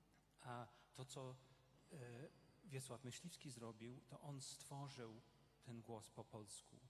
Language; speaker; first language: Polish; non-native, fluent; English